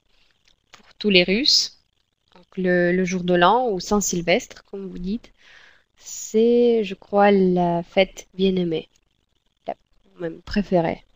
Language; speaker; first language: French; non-native, fluent; Russian